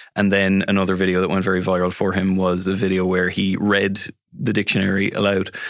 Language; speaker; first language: English; native; English